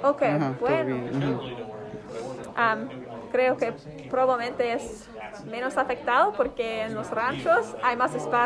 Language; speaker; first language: Spanish; non-native, fluent; English